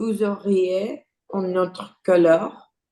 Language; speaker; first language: French; non-native, learner; English